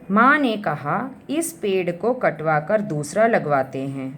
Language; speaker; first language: Hindi; non-native, local second language; Malayalam